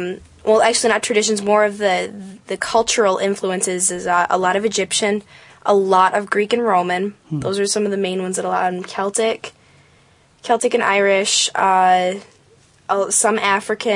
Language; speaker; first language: English; native; English